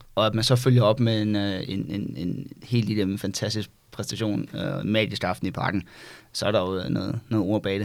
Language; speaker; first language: Danish; native; Danish